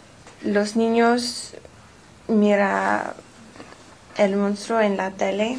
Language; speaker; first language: Spanish; non-native, learner; English